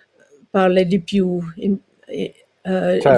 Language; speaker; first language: Italian; non-native, learner; English